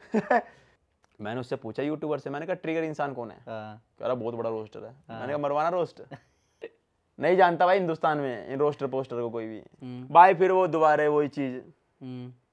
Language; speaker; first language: Hindi; native; Hindi